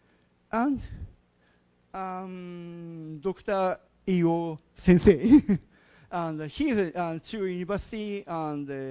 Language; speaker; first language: English; non-native, learner; Japanese